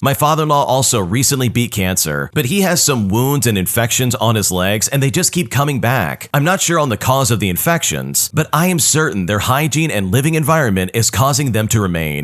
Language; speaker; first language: English; native; English